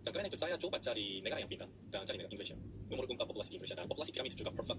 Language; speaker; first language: Indonesian; non-native, learner; Korean